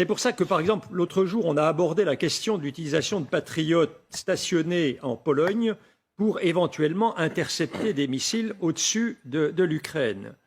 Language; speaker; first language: French; native; French